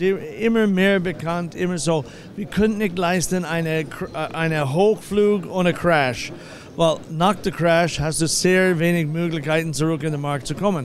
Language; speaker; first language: German; non-native, fluent; English